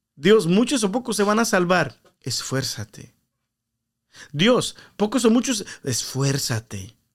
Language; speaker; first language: Spanish; early bilingual, heritage; Spanish